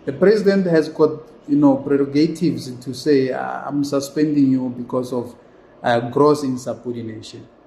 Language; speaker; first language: English; non-native, local second language; Zulu